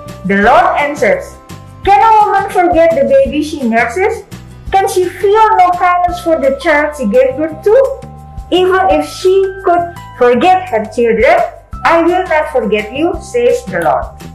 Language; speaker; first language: English; non-native, fluent; Indonesian